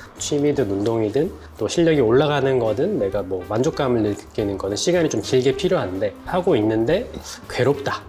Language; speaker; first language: Korean; native; Korean